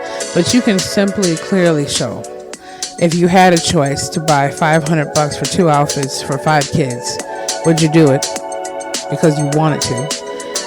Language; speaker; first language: English; native; English